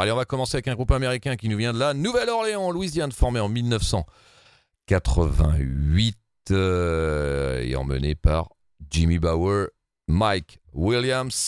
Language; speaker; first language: French; native; French